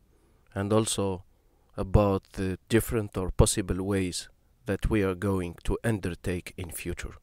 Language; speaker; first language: English; non-native, fluent; Arabic